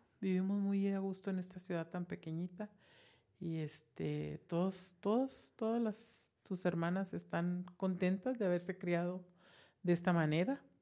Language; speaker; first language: Spanish; native; Spanish